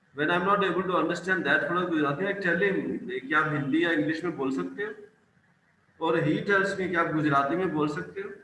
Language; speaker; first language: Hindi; non-native, local second language; Punjabi